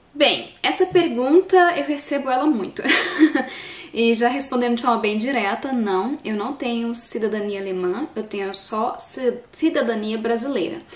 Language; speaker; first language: Portuguese; native; Portuguese